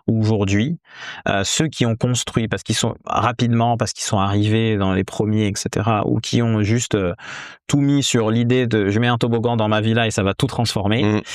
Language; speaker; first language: French; native; French